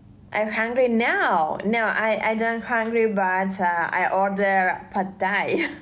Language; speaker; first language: English; non-native, learner; Russian